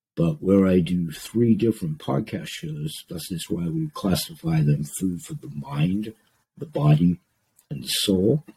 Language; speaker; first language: English; native; English